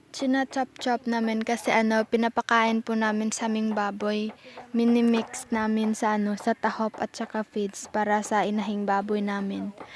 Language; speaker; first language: Filipino; non-native, local second language; Cebuano